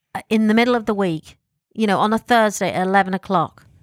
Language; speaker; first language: English; native; English